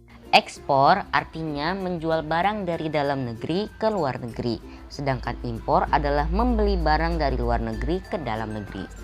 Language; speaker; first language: Indonesian; native; Indonesian